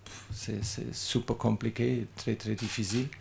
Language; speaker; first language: French; non-native, learner; German